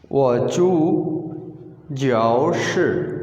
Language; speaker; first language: Chinese; non-native, learner; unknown